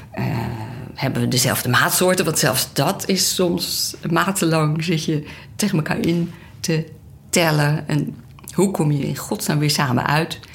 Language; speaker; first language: Dutch; native; Dutch